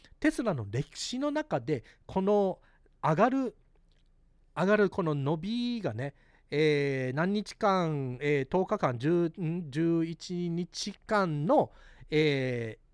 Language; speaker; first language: Japanese; early bilingual, heritage; Japanese